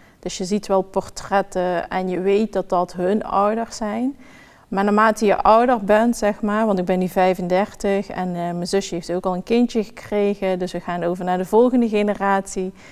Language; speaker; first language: Dutch; native; Dutch